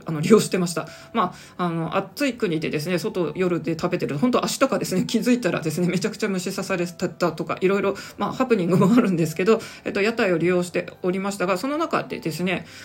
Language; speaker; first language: Japanese; native; Japanese